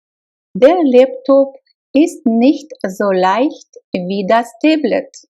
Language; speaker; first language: German; non-native, fluent; Russian